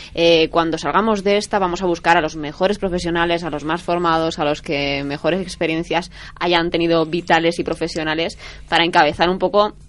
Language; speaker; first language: Spanish; native; Spanish